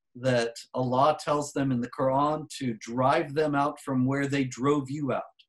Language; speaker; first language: English; native; English